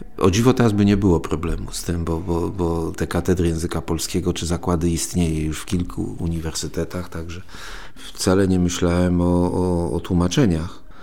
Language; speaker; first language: Polish; early bilingual, other home language; Spanish